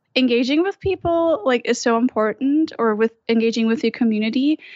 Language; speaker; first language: English; non-native, fluent; German